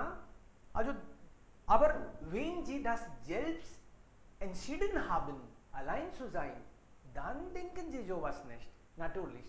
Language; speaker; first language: German; non-native, fluent; Hindi